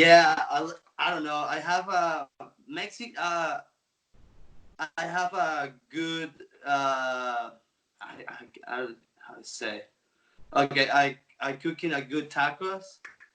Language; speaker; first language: English; non-native, local second language; Spanish